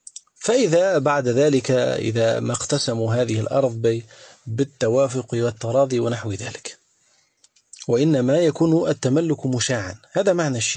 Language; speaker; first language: Arabic; native; Arabic